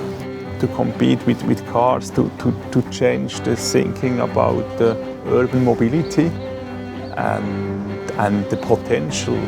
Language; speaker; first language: English; non-native, fluent; German